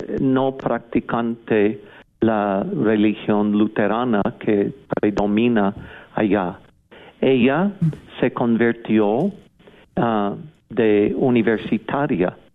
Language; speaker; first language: Spanish; non-native, fluent; English